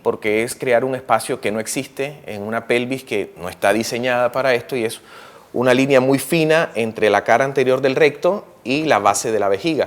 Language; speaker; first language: Spanish; native; Spanish